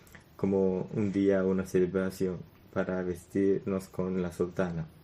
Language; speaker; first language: Spanish; non-native, learner; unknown